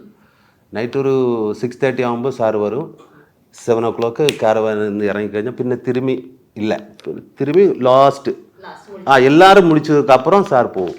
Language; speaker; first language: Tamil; non-native, learner; Malayalam